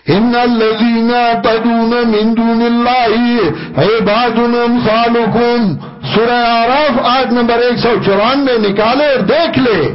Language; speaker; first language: Urdu; non-native, local second language; Pashto